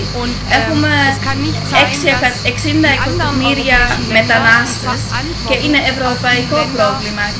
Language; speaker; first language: Greek; early bilingual, heritage; Greek